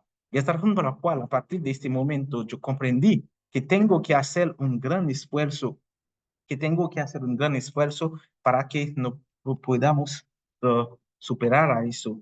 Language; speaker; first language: Spanish; non-native, fluent; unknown